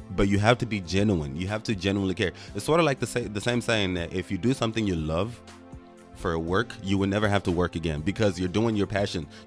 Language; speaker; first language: English; non-native, local second language; Igbo